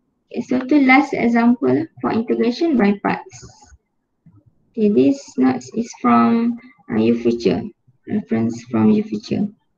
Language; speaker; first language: English; non-native, local second language; Malay